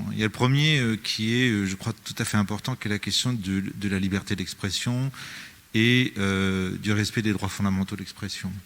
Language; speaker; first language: French; native; French